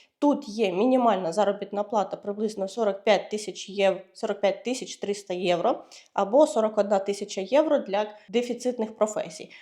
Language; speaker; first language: Ukrainian; native; Ukrainian